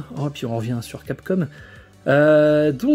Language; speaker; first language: French; native; French